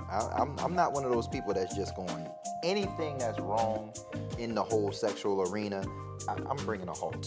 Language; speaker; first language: English; native; English